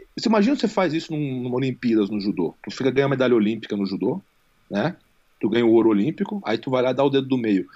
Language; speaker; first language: Portuguese; native; Portuguese